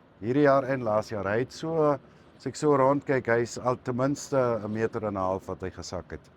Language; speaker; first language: Afrikaans; native; Afrikaans